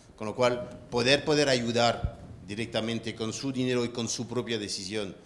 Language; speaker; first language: Spanish; non-native, fluent; French